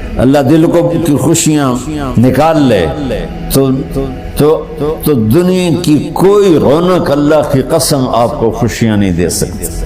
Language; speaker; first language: Urdu; non-native, local second language; Punjabi